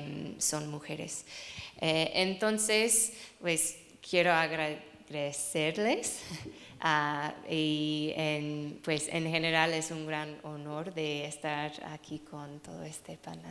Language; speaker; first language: Spanish; non-native, fluent; English